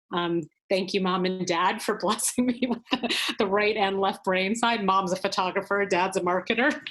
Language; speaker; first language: English; native; English